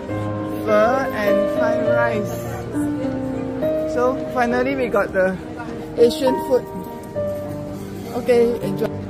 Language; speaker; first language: English; non-native, learner; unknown